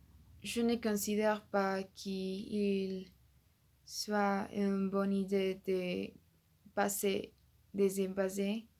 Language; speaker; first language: French; non-native, learner; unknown